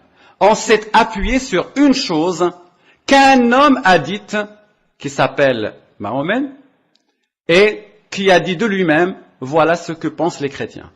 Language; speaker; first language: French; non-native, local second language; Arabic